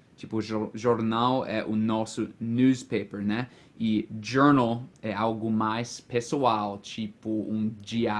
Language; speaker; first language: Portuguese; non-native, fluent; English